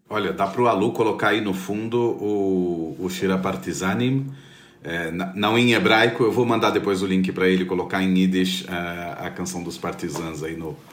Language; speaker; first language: Portuguese; native; Portuguese